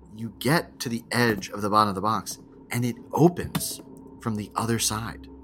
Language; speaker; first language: English; native; English